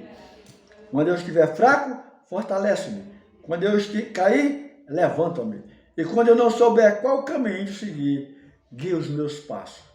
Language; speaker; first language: Portuguese; native; Portuguese